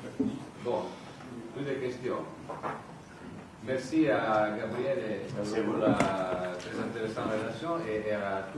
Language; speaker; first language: French; non-native, fluent; Italian